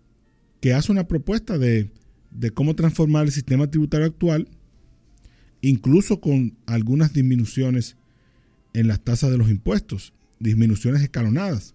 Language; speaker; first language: Spanish; native; Spanish